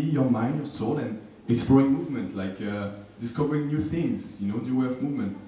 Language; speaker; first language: English; non-native, fluent; French